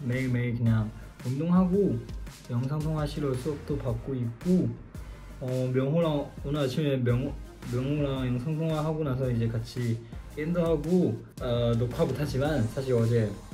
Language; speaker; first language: Korean; non-native, fluent; Chinese